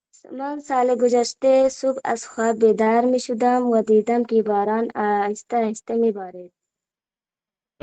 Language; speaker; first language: Persian; non-native, learner; Urdu